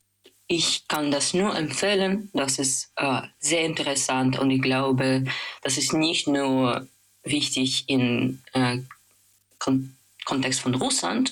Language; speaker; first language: German; non-native, fluent; Russian